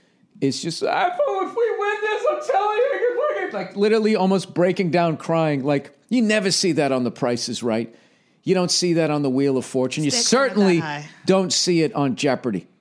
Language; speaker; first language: English; native; English